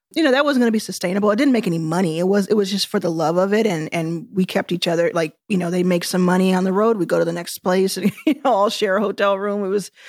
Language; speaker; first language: English; native; English